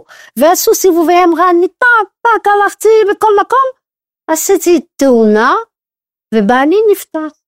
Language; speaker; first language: Hebrew; non-native, fluent; French